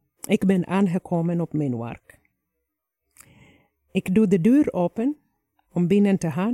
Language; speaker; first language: Dutch; non-native, fluent; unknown